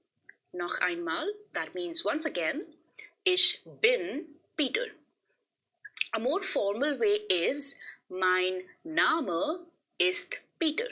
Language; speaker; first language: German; non-native, fluent; Hindi